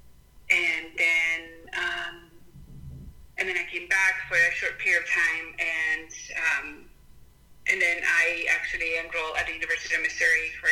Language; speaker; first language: English; non-native, fluent; Spanish